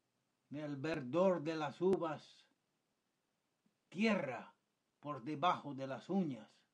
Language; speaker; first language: Spanish; non-native, fluent; English